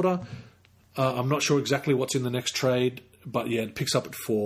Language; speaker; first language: English; native; English